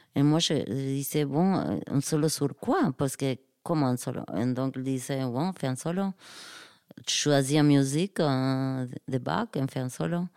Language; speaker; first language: French; non-native, fluent; Spanish